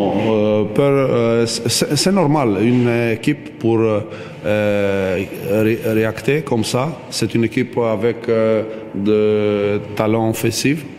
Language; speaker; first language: French; non-native, fluent; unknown